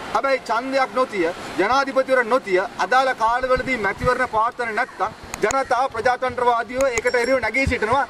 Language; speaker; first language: Sinhala; native; Sinhala